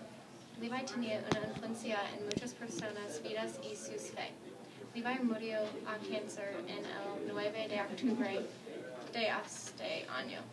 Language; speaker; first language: Spanish; non-native, learner; English